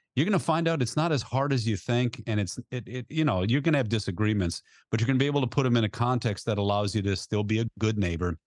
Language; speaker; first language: English; native; English